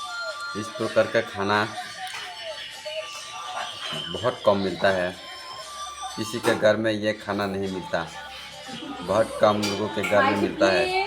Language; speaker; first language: Hindi; non-native, local second language; Kok Borok